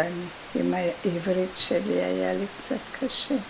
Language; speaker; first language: Hebrew; non-native, fluent; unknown